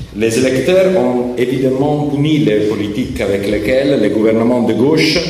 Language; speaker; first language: French; non-native, learner; Italian